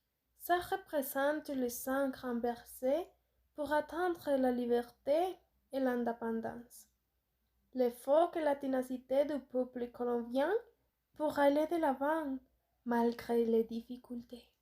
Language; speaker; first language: French; non-native, learner; Spanish